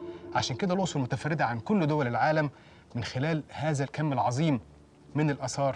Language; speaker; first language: Arabic; native; Arabic